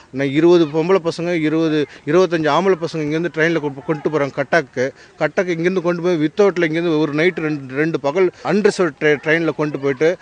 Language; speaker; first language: Tamil; native; Tamil